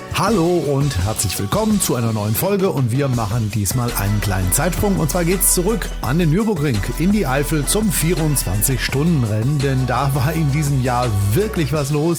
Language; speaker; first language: German; native; German